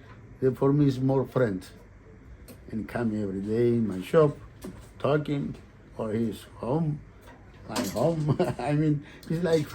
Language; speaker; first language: English; non-native, learner; Greek